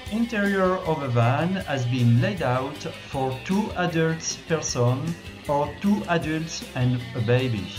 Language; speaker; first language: English; non-native, fluent; French